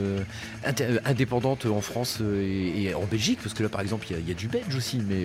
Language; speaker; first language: French; native; French